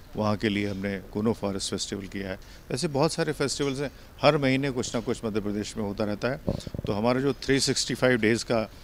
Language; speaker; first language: Hindi; native; Hindi